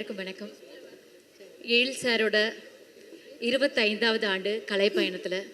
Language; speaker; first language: Tamil; native; Tamil